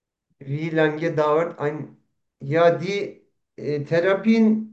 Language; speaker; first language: German; non-native, learner; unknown